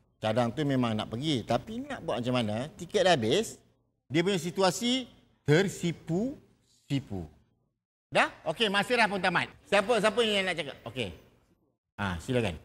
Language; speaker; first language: Malay; native; Malay